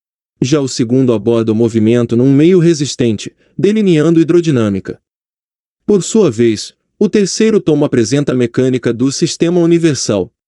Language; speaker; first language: Portuguese; native; Portuguese